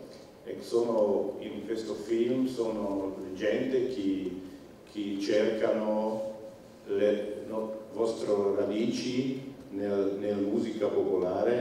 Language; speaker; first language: Italian; non-native, learner; Hungarian